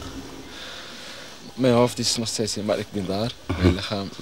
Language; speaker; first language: Dutch; non-native, learner; Arabic